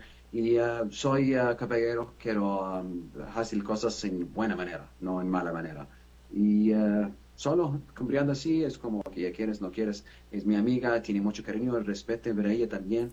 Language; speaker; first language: Spanish; non-native, learner; Arabic